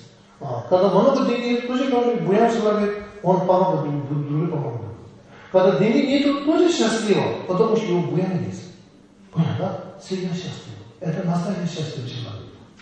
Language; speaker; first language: Russian; non-native, learner; Tibetan